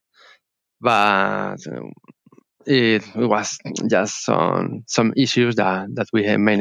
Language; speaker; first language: English; non-native, learner; Spanish